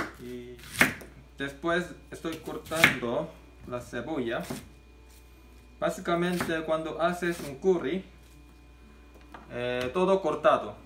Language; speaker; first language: Spanish; non-native, learner; Korean